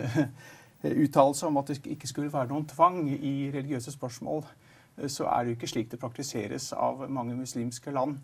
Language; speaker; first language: Norwegian; native; Norwegian